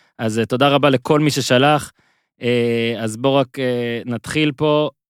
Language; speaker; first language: Hebrew; native; Hebrew